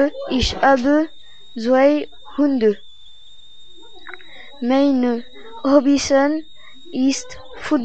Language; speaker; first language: German; non-native, learner; French